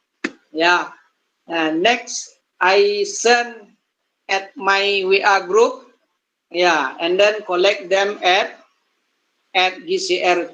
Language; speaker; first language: English; non-native, learner; Indonesian